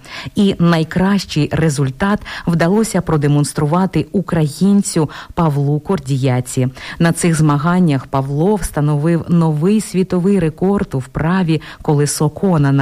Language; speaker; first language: Ukrainian; native; Ukrainian